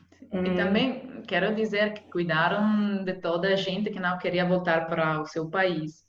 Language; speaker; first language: Portuguese; non-native, fluent; Italian